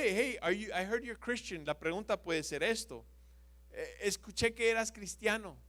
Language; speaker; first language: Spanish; non-native, fluent; English